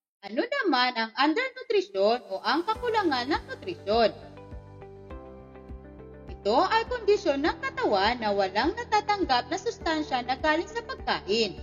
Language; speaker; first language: Filipino; native; Filipino